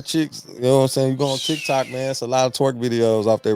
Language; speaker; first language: English; native; English